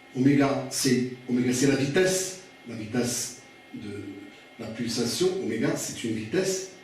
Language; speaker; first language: French; non-native, local second language; Arabic